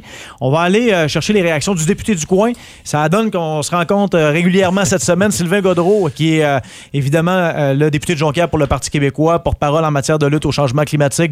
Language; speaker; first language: French; native; French